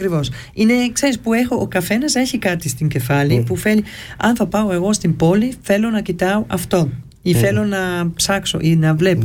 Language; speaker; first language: Greek; early bilingual, heritage; Greek